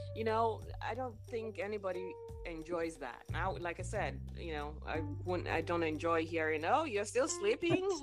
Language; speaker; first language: English; non-native, local second language; Igbo